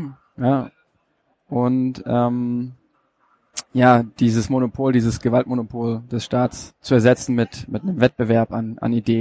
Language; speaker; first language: German; native; German